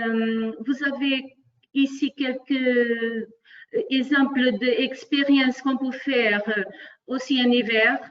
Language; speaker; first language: French; non-native, fluent; Portuguese